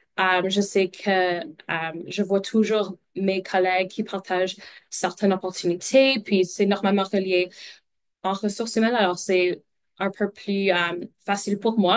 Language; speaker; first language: French; non-native, local second language; English